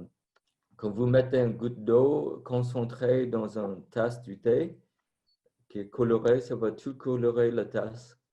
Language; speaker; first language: French; non-native, fluent; Vietnamese